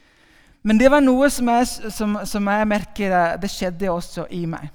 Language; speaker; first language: Norwegian; non-native, fluent; Spanish